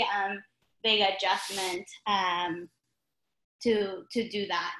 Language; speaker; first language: English; non-native, fluent; Spanish